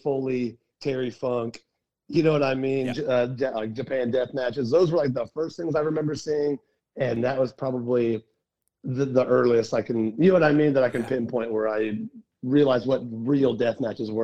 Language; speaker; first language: English; native; English